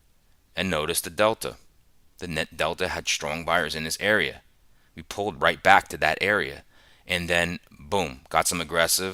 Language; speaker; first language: English; native; English